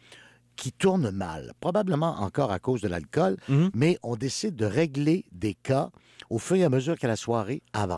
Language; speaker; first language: French; native; French